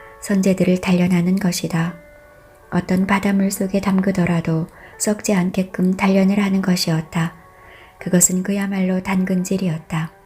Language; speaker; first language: Korean; native; Korean